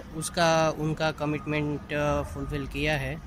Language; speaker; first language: Hindi; non-native, local second language; Gujarati